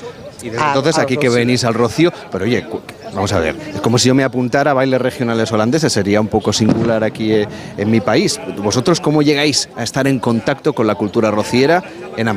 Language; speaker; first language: Spanish; native; Spanish